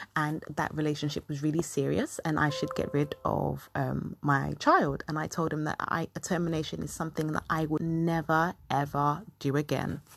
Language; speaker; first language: English; early bilingual, other home language; Yoruba